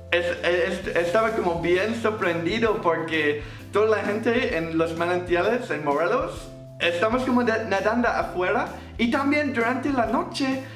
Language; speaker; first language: Spanish; non-native, fluent; English